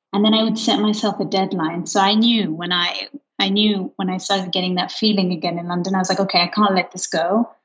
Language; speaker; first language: English; non-native, fluent; Luxembourgish